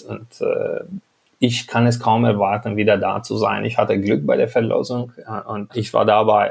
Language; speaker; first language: German; non-native, fluent; Albanian